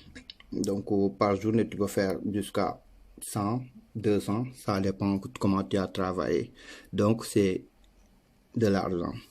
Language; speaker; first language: French; non-native, local second language; Wolof